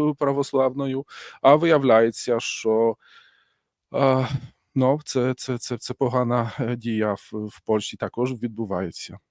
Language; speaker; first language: Ukrainian; non-native, fluent; Polish